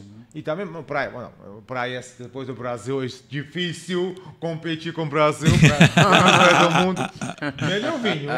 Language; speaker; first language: Portuguese; non-native, learner; Georgian